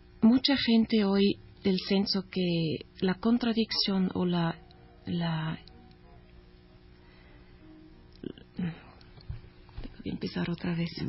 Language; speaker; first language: Spanish; non-native, learner; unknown